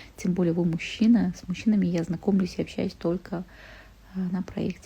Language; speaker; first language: Russian; non-native, local second language; Kazakh